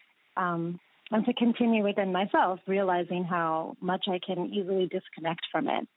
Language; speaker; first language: English; native; English